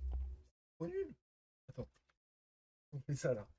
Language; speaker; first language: French; native; French